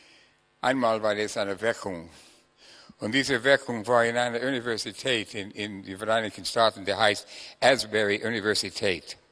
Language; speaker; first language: German; non-native, fluent; English